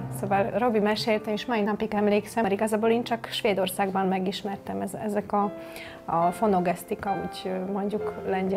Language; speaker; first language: Hungarian; non-native, fluent; Polish